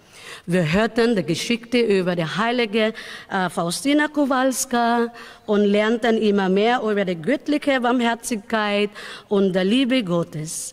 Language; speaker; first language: German; non-native, learner; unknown